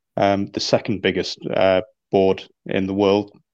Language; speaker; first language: English; native; English